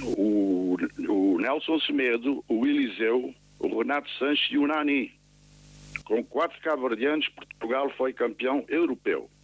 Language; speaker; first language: Portuguese; non-native, local second language; Kabuverdianu